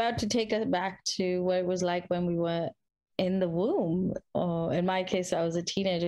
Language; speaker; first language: English; non-native, local second language; Hindi